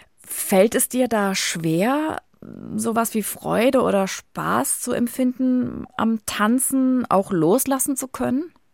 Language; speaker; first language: German; native; German